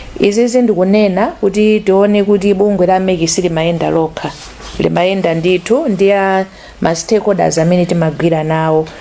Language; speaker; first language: Nyanja; native; Nyanja